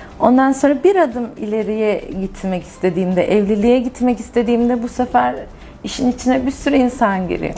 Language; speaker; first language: Turkish; native; Turkish